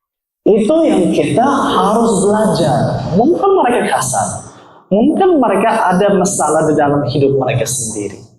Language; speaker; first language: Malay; non-native, learner; English